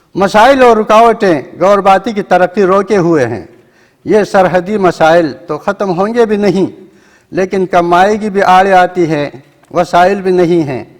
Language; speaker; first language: Urdu; non-native, local second language; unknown